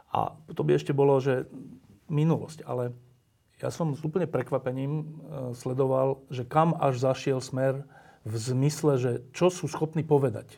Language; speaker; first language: Slovak; native; Slovak